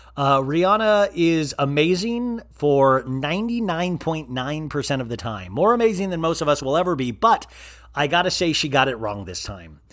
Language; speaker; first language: English; native; English